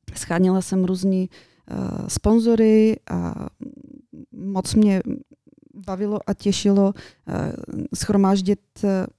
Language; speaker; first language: Czech; non-native, fluent; Bulgarian